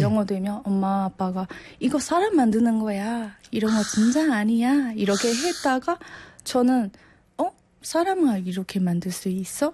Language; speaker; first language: Korean; non-native, learner; Burmese